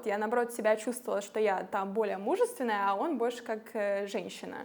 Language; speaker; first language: Russian; non-native, fluent; English